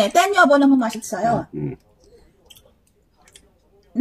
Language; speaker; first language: Korean; non-native, learner; Filipino